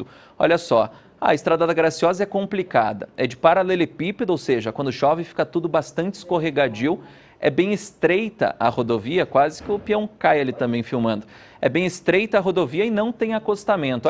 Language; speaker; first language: Portuguese; native; Portuguese